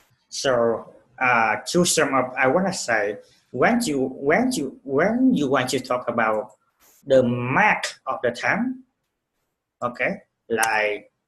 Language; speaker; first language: English; non-native, fluent; Vietnamese